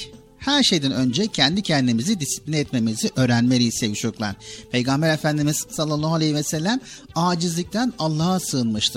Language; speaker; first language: Turkish; native; Turkish